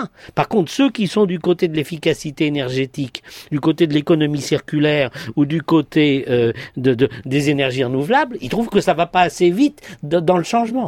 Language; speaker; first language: French; native; French